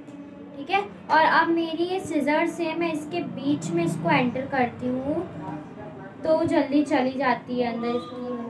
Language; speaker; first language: Hindi; native; Hindi